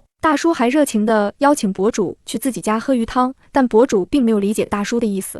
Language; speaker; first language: Chinese; native; Chinese